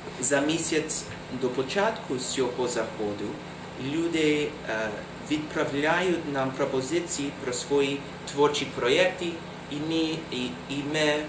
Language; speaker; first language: Ukrainian; non-native, learner; English